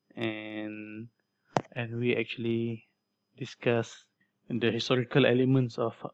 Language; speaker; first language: English; non-native, local second language; Malay